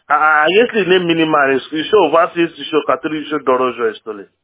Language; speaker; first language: Russian; non-native, learner; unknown